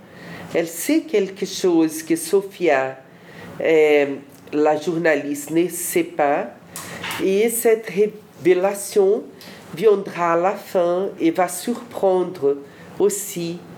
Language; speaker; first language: French; non-native, fluent; Portuguese